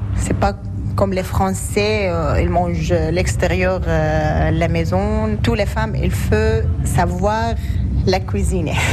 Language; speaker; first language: French; non-native, learner; Arabic